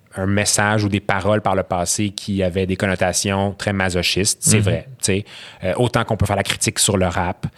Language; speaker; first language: French; early bilingual, other home language; Arabic